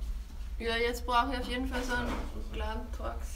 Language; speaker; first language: German; native; German